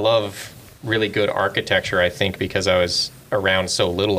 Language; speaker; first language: English; native; English